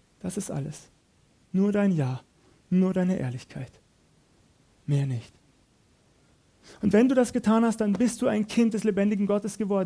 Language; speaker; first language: German; native; German